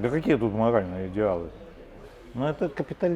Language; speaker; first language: Russian; native; Russian